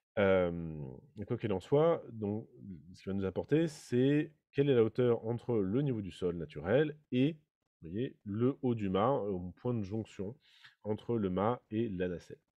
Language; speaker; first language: French; native; French